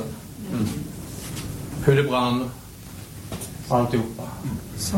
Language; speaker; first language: Swedish; native; Swedish